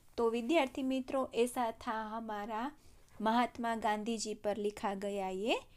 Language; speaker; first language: Hindi; non-native, local second language; Gujarati